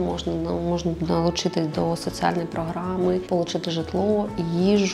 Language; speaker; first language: Ukrainian; non-native, local second language; Russian